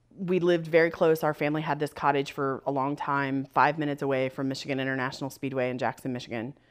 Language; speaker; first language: English; native; English